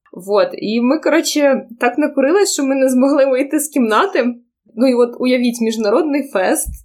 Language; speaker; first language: Ukrainian; non-native, local second language; Russian